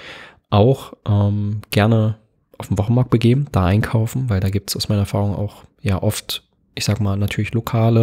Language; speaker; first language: German; native; German